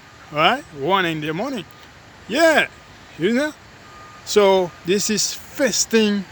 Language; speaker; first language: English; non-native, learner; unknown